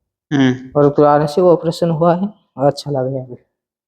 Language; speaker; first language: Hindi; non-native, local second language; Odia